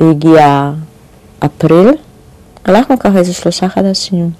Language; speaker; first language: Hebrew; non-native, fluent; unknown